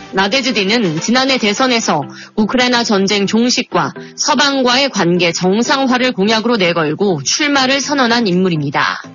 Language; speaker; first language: Korean; native; Korean